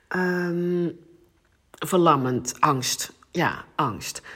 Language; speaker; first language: Dutch; non-native, local second language; Limburgish